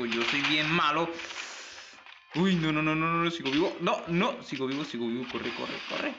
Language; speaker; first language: Spanish; native; Spanish